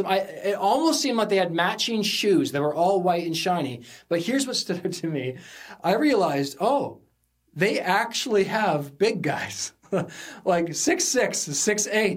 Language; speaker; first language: English; native; English